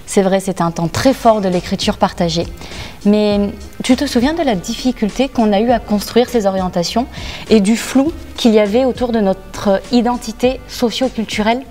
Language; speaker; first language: French; native; French